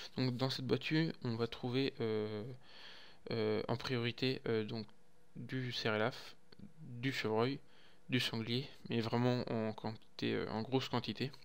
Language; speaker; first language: French; native; French